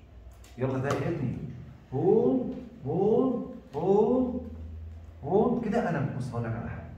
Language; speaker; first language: Arabic; native; Arabic